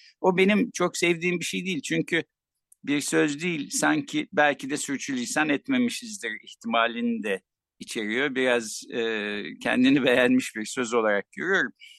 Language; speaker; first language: Turkish; native; Turkish